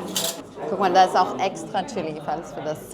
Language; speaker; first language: German; non-native, fluent; French